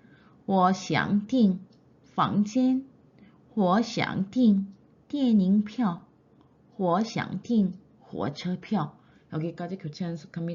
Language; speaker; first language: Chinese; non-native, fluent; Korean